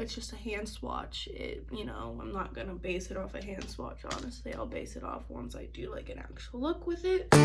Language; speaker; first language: English; native; English